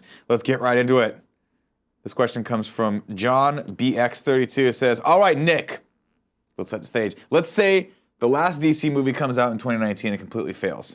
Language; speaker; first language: English; native; English